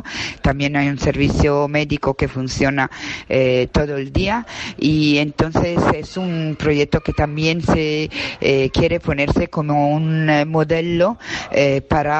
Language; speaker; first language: Spanish; non-native, fluent; Italian